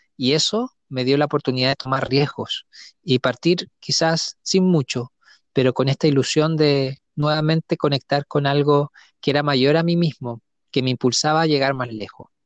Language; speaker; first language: Spanish; native; Spanish